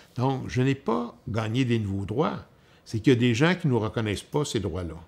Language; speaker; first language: French; native; French